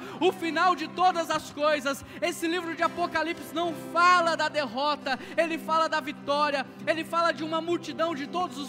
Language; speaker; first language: Portuguese; native; Portuguese